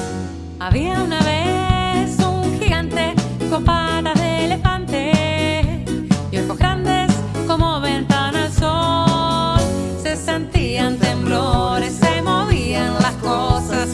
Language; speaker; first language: Spanish; native; Spanish